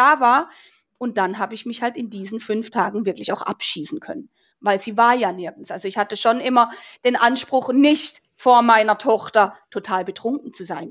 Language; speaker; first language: German; native; German